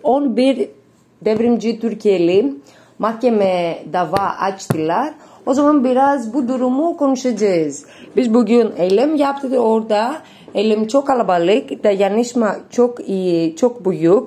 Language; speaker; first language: Turkish; non-native, learner; Greek